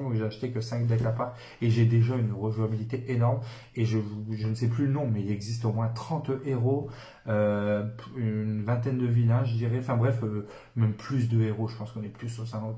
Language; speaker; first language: French; native; French